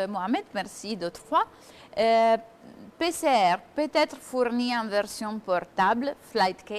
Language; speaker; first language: French; non-native, fluent; Italian